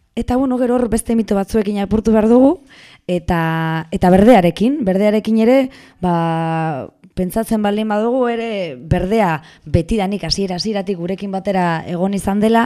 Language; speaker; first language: Basque; non-native, local second language; Spanish